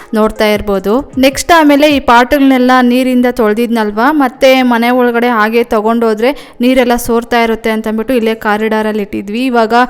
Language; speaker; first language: Kannada; non-native, local second language; Telugu